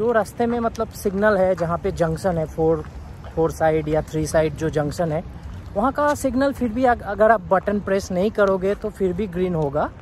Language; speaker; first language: Hindi; native; Hindi